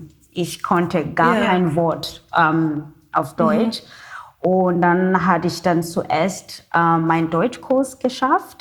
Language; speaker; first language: German; non-native, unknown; Xhosa